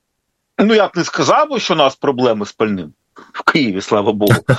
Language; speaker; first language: Ukrainian; native; Ukrainian